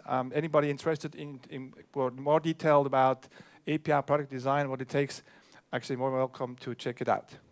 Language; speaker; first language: English; non-native, fluent; German